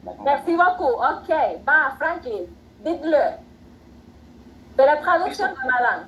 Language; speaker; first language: French; non-native, fluent; Spanish